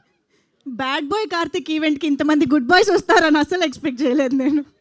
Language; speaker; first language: Telugu; native; Telugu